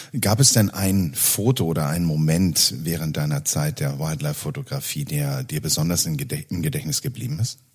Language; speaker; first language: German; native; German